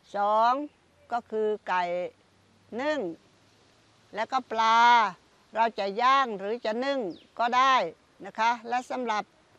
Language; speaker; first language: Thai; non-native, local second language; Khmer